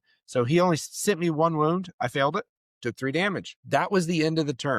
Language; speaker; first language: English; native; English